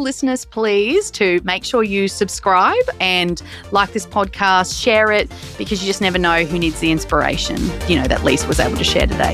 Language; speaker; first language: English; native; English